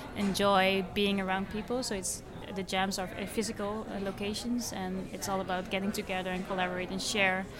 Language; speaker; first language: English; non-native, fluent; Dutch